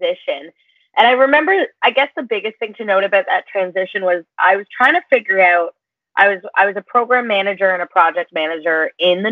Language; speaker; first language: English; native; English